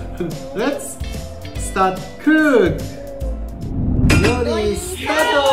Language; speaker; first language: English; non-native, local second language; Filipino